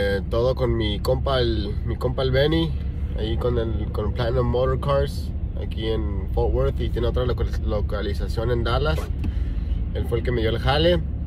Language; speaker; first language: Spanish; early bilingual, heritage; Spanish